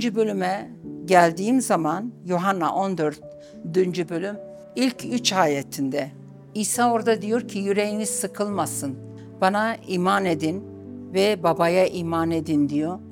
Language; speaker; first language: Turkish; non-native, local second language; Arabic